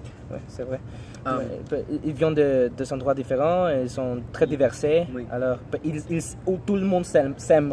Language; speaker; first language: French; non-native, learner; English